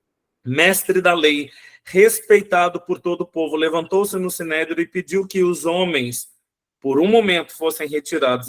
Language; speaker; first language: Portuguese; native; Portuguese